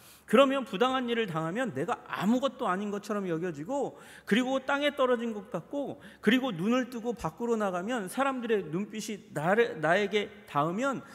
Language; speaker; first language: Korean; native; Korean